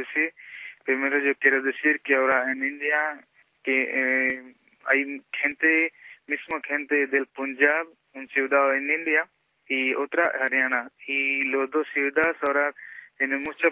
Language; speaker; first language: Spanish; non-native, local second language; Punjabi